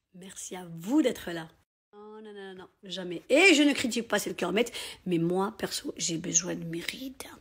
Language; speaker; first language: French; native; French